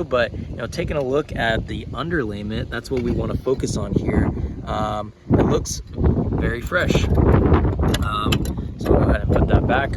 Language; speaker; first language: English; native; English